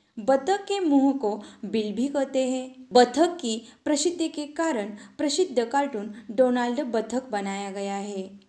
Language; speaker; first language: Hindi; non-native, local second language; Marathi